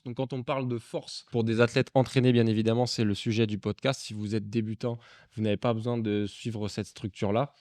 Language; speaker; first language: French; native; French